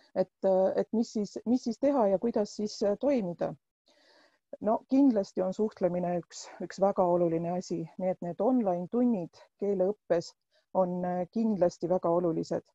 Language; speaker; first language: Estonian; non-native, local second language; Russian